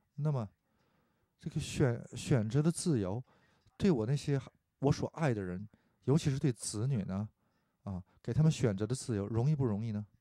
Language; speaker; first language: Chinese; non-native, fluent; Korean